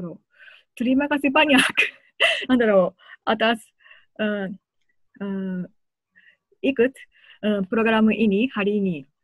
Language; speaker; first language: Indonesian; non-native, learner; Japanese